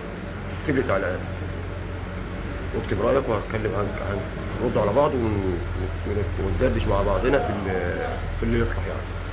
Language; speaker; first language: Arabic; native; Arabic